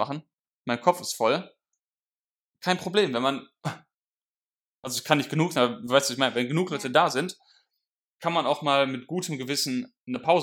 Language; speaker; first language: German; native; German